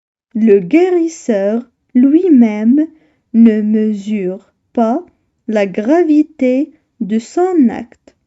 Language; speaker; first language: French; non-native, local second language; Arabic